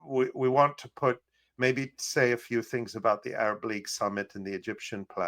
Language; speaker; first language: English; native; English